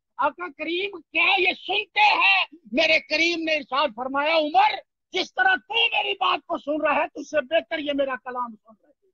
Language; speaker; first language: Urdu; non-native, local second language; Punjabi